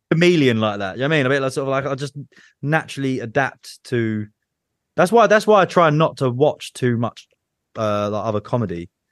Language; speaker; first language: English; native; English